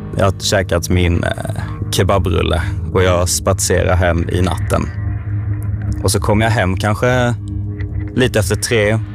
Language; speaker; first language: Swedish; native; Swedish